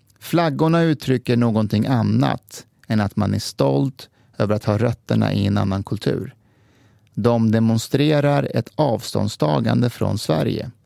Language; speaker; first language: Swedish; early bilingual, other home language; Persian